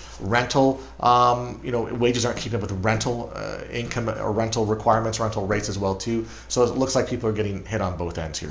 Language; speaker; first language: English; native; English